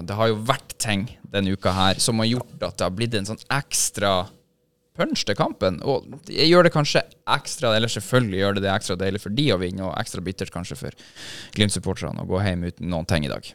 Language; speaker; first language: Norwegian; native; Norwegian